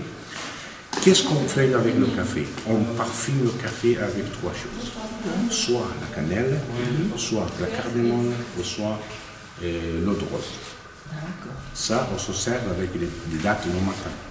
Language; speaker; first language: French; non-native, fluent; Arabic